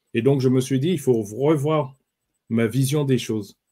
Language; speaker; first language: French; native; French